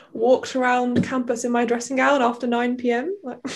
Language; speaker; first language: English; native; English